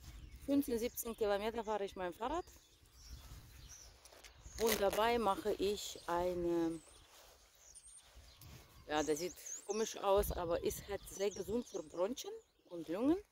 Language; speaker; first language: German; non-native, fluent; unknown